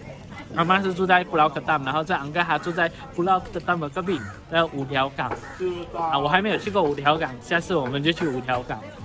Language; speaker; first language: Chinese; native; Chinese